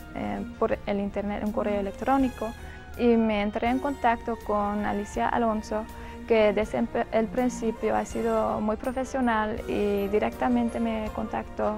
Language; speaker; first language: Spanish; non-native, fluent; Dutch